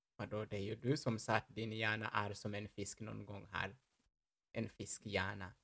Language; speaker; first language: Swedish; non-native, fluent; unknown